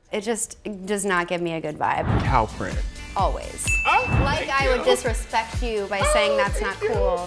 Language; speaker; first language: English; native; English